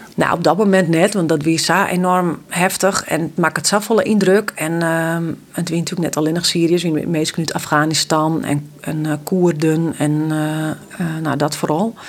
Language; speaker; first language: Dutch; non-native, local second language; Western Frisian